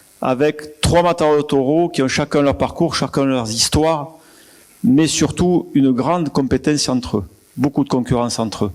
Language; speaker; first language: French; native; French